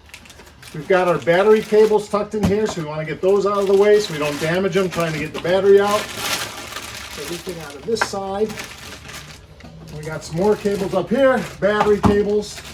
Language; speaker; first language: English; native; English